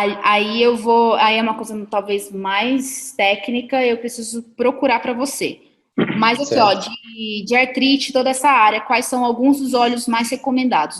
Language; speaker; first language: Portuguese; native; Portuguese